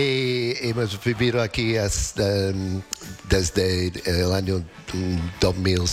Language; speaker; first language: Spanish; non-native, fluent; English